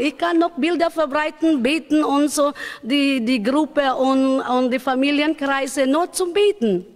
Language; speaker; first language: German; non-native, learner; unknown